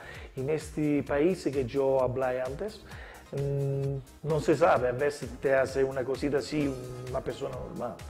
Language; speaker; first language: Spanish; non-native, learner; Italian